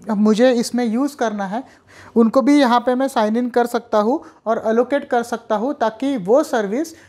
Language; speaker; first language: Hindi; non-native, local second language; Marathi